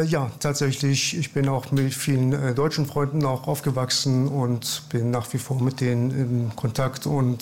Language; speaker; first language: German; early bilingual, other home language; Persian